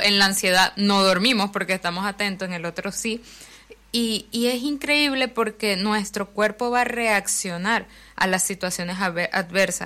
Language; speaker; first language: Spanish; native; Spanish